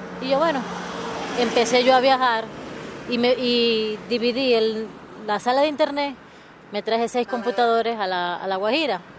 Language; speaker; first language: Spanish; native; Spanish